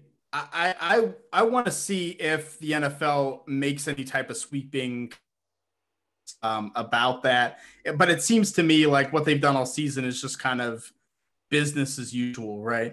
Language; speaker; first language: English; native; English